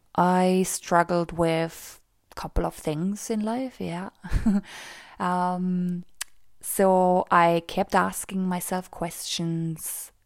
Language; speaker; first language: English; non-native, fluent; German